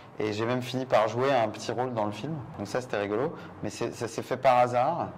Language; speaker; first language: French; native; French